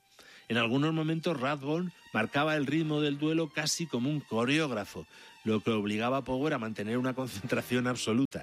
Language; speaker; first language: Spanish; native; Spanish